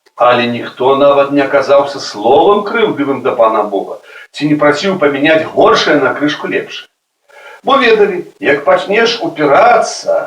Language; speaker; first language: Belarusian; native; Belarusian